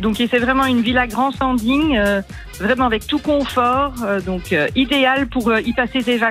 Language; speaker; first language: French; native; French